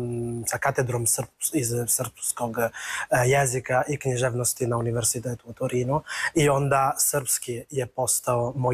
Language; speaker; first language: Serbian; non-native, fluent; Italian